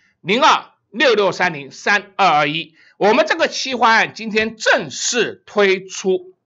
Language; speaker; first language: Chinese; native; Chinese